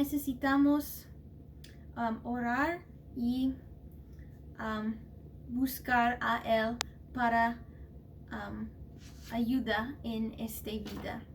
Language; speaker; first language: Spanish; non-native, learner; English